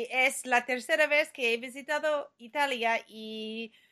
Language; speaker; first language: Spanish; non-native, fluent; English